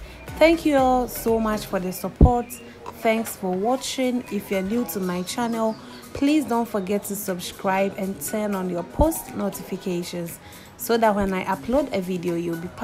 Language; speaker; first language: English; non-native, local second language; Akan